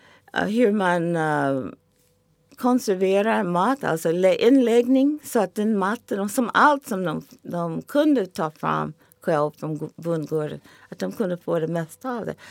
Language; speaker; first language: Swedish; non-native, fluent; English